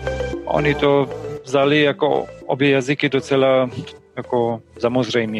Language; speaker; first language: Czech; non-native, fluent; German